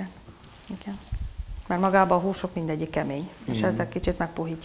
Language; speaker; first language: Hungarian; native; Hungarian